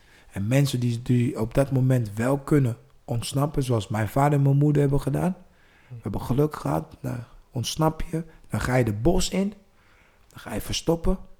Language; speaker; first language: Dutch; non-native, fluent; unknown